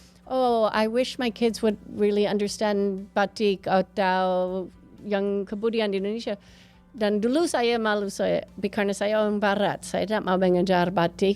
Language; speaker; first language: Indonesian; non-native, fluent; English